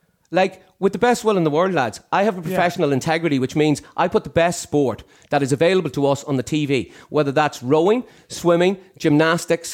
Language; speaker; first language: English; native; English